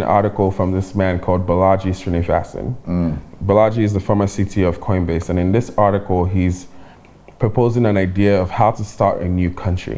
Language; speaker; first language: English; non-native, local second language; Igbo